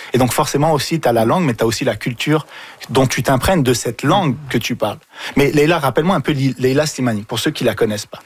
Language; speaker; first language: French; native; French